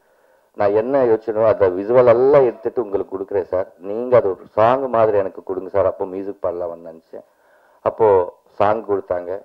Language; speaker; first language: Tamil; non-native, learner; Telugu